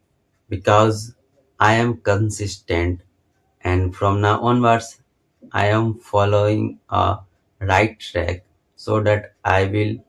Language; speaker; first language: English; non-native, learner; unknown